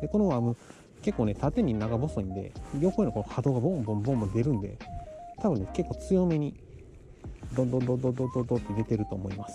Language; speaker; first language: Japanese; native; Japanese